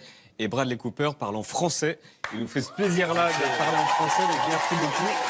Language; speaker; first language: French; native; French